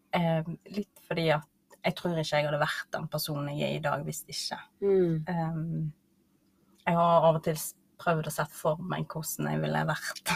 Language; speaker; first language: Norwegian; early bilingual, other home language; Spanish